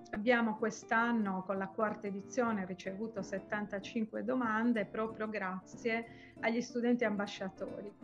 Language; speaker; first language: Italian; native; Italian